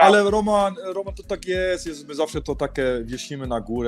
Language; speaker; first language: Polish; early bilingual, heritage; Polish